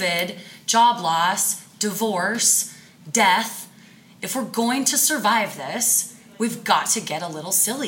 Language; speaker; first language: English; native; English